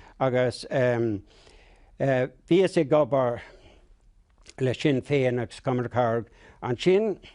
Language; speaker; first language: Irish; non-native, local second language; English